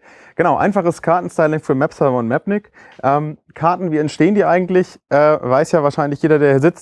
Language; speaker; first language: German; native; German